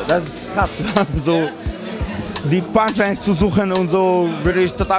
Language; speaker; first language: German; non-native, fluent; Polish